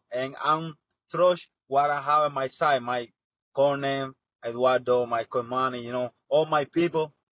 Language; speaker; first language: English; non-native, learner; Spanish